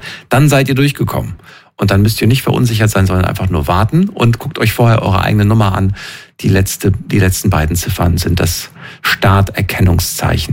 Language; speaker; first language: German; native; German